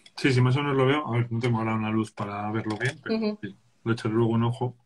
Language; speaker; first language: Spanish; native; Spanish